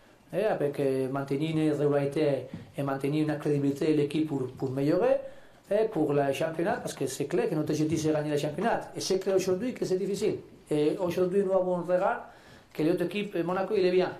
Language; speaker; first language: French; non-native, learner; Spanish